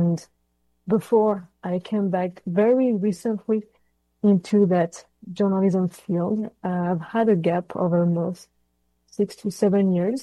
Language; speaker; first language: English; non-native, fluent; French